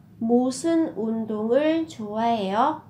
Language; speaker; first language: Korean; non-native, fluent; Vietnamese